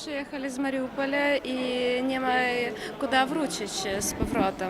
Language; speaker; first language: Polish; non-native, learner; Russian